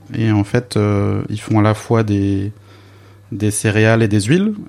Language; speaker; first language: French; native; French